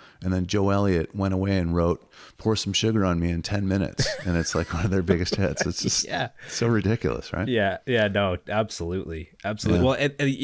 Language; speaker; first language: English; native; English